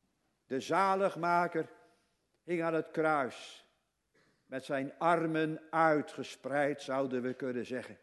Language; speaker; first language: Dutch; native; Dutch